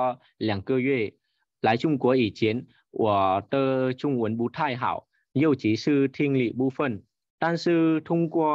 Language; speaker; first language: Chinese; non-native, learner; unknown